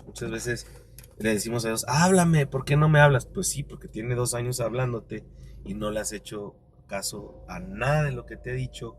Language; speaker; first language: Spanish; native; Spanish